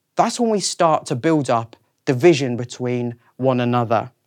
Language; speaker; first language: English; native; English